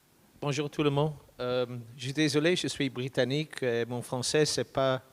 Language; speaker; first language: French; non-native, fluent; English